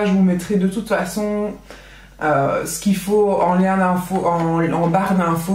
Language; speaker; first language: French; native; French